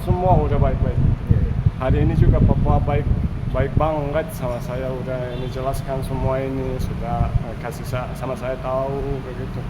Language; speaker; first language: Indonesian; non-native, fluent; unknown